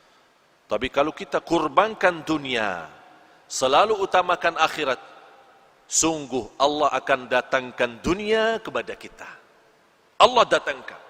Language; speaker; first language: Indonesian; non-native, fluent; Arabic